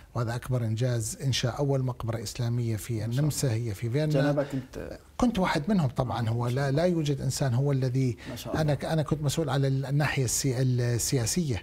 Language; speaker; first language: Arabic; native; Arabic